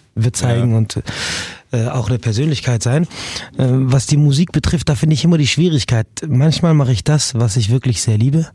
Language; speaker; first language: German; early bilingual, other home language; Arabic